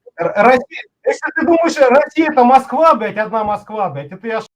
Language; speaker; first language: Russian; native; Russian